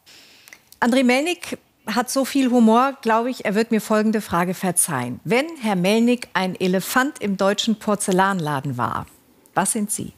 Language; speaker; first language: German; native; German